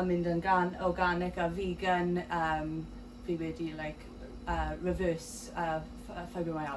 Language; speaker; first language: Welsh; non-native, local second language; English